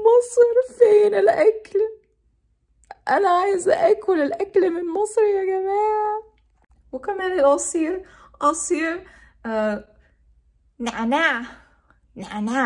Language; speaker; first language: Arabic; non-native, learner; English